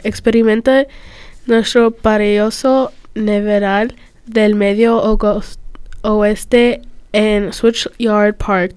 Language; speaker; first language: Spanish; early bilingual, other home language; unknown